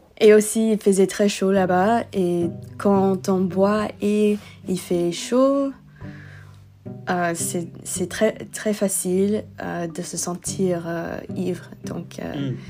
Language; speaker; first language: French; non-native, learner; English